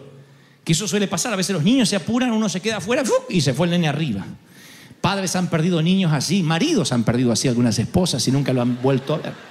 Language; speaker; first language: Spanish; native; Spanish